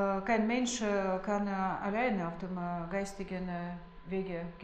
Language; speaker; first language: German; non-native, fluent; Russian